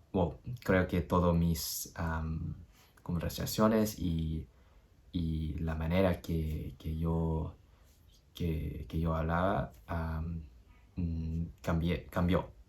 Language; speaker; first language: Spanish; non-native, learner; English